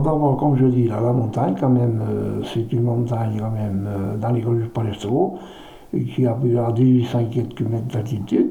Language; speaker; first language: French; native; French